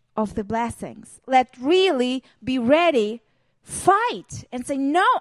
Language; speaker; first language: English; non-native, learner; Hebrew